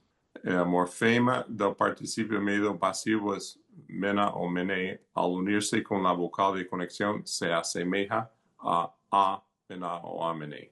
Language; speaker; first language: Spanish; non-native, fluent; English